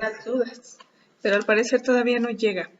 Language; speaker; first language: Spanish; native; Spanish